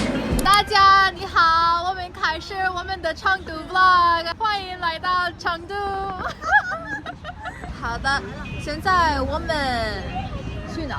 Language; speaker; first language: Chinese; non-native, learner; English